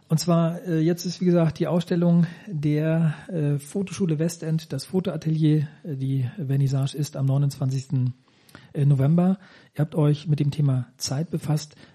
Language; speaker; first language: German; native; German